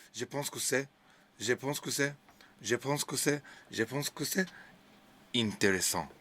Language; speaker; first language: French; non-native, learner; English